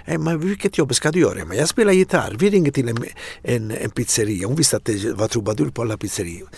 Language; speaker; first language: Swedish; non-native, fluent; Italian